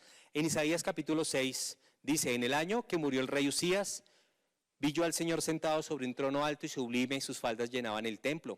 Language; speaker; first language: Spanish; native; Spanish